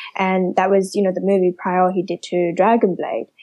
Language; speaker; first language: English; early bilingual, other home language; Chinese